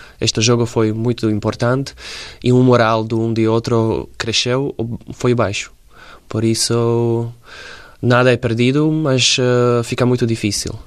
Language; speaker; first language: Portuguese; non-native, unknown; Slovak